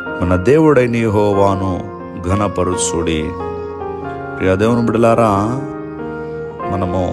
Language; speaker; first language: Telugu; native; Telugu